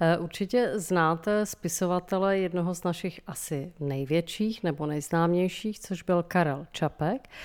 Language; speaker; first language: Czech; native; Czech